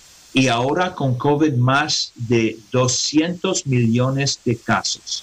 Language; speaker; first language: Spanish; non-native, learner; English